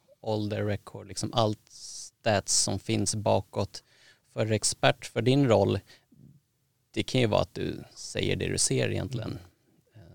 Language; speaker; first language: Swedish; native; Swedish